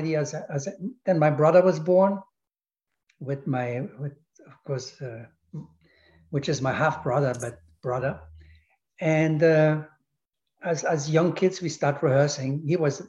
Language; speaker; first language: English; non-native, fluent; German